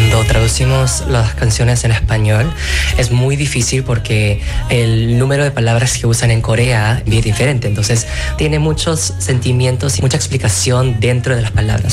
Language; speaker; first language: Spanish; non-native, fluent; Korean